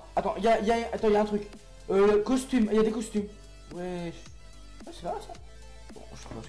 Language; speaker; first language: French; native; French